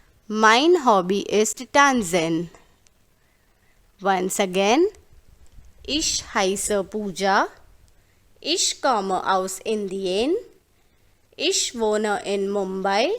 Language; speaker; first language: German; non-native, fluent; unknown